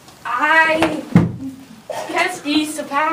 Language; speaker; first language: French; non-native, learner; English